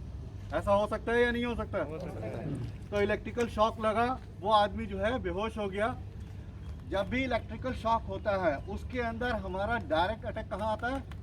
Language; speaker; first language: Hindi; native; Hindi